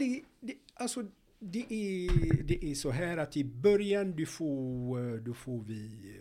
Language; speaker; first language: Swedish; non-native, fluent; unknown